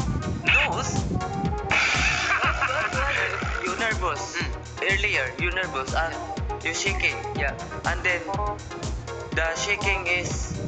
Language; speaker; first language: English; non-native, learner; Filipino